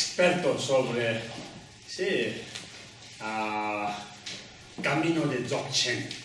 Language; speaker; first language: Spanish; non-native, learner; Tibetan